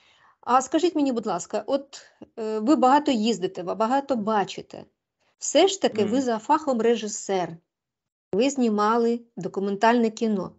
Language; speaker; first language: Ukrainian; native; Ukrainian